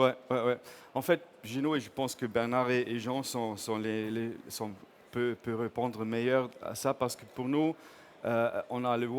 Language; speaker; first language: French; non-native, fluent; English